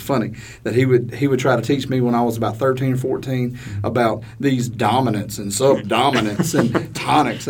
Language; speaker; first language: English; native; English